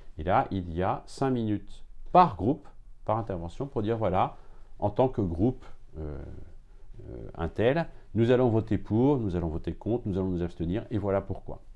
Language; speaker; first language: French; native; French